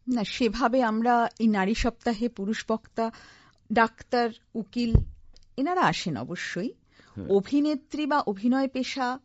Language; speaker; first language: Bangla; native; Bangla